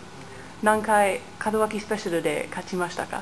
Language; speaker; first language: Japanese; non-native, learner; English